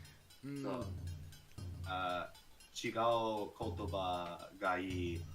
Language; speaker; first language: Japanese; non-native, learner; English